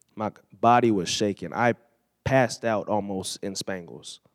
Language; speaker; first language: English; native; English